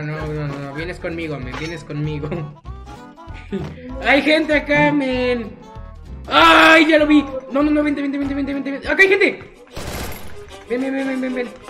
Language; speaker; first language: Spanish; native; Spanish